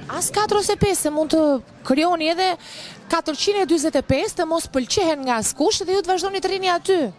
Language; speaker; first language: Albanian; native; Albanian